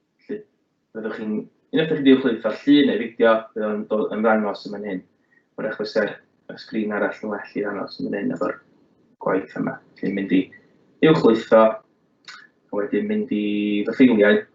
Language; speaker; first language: Welsh; native; Welsh